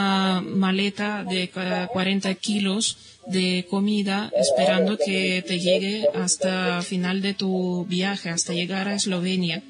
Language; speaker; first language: Spanish; non-native, fluent; Bosnian